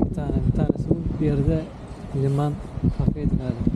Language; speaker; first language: Turkish; native; Turkish